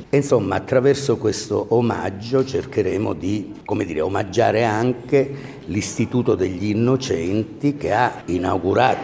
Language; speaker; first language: Italian; native; Italian